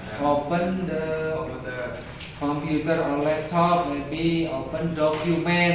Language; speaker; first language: English; non-native, learner; Indonesian